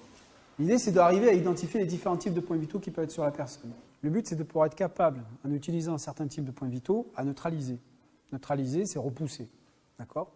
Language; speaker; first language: French; native; French